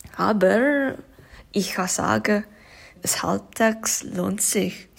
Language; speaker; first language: Swiss German; non-native, fluent; English